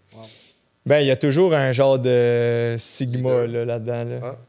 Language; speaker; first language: French; native; French